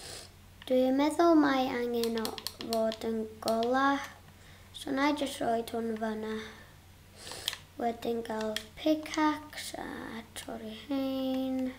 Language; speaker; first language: Welsh; non-native, local second language; English